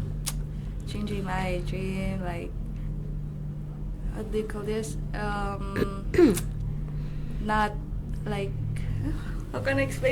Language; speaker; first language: English; non-native, local second language; Maranao